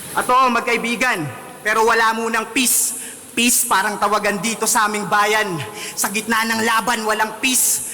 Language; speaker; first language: Filipino; native; Filipino